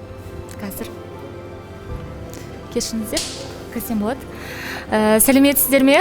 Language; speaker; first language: Kazakh; native; Kazakh